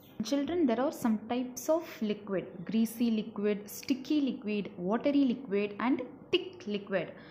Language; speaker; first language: English; non-native, local second language; Tamil